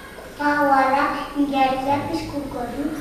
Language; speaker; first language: Basque; non-native, local second language; Spanish